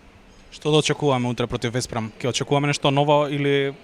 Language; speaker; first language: Macedonian; native; Macedonian